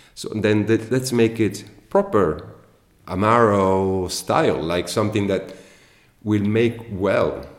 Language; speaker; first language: English; non-native, fluent; Italian